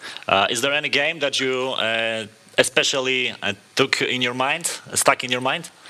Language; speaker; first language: English; non-native, fluent; Polish